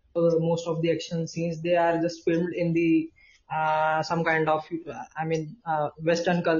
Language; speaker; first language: English; non-native, local second language; Hindi